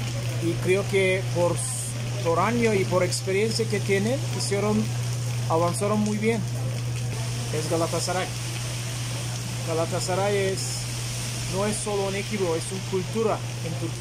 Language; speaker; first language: Spanish; non-native, fluent; Turkish